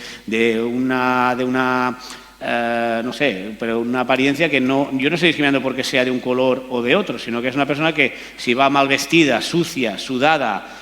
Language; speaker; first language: Spanish; native; Spanish